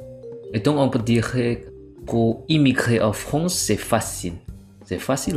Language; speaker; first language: French; non-native, learner; Indonesian